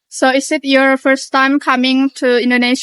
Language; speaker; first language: English; non-native, learner; Indonesian